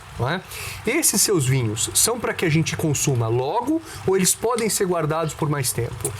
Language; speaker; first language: Portuguese; native; Portuguese